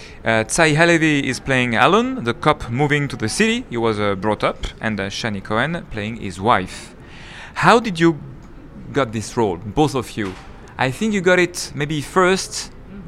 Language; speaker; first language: English; non-native, fluent; French